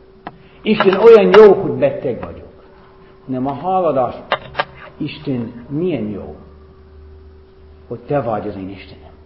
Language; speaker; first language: Hungarian; non-native, fluent; English